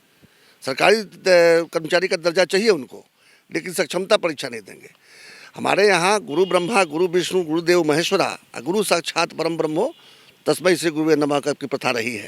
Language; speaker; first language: Hindi; native; Hindi